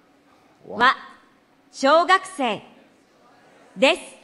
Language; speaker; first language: Japanese; non-native, learner; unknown